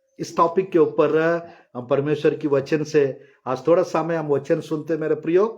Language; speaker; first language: Hindi; non-native, local second language; Telugu